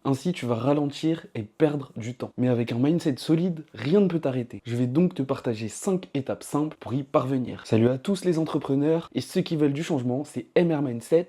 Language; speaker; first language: French; native; French